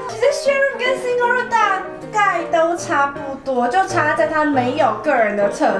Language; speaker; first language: Chinese; native; Chinese